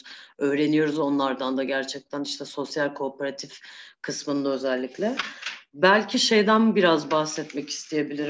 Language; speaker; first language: Turkish; native; Turkish